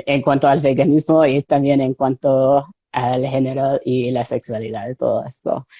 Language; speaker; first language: Spanish; non-native, fluent; English